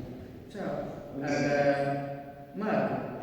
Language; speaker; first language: Italian; non-native, learner; French